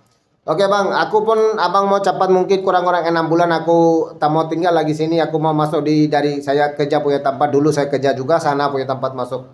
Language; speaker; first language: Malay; non-native, fluent; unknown